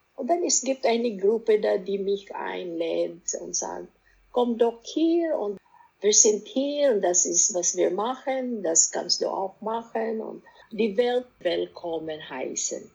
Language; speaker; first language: German; non-native, fluent; Filipino